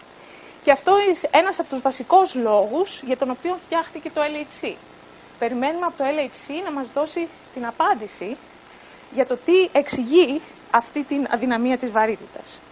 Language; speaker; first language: Greek; native; Greek